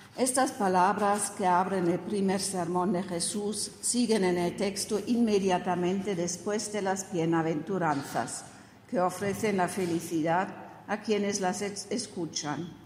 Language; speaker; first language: Spanish; non-native, fluent; German